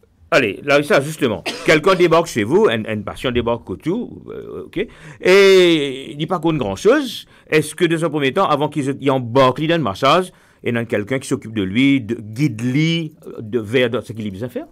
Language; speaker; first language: French; non-native, local second language; Morisyen